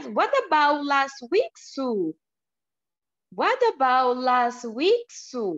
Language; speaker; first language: English; non-native, learner; Spanish